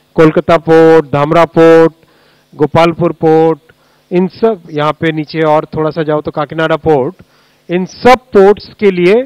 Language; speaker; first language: Hindi; native; Hindi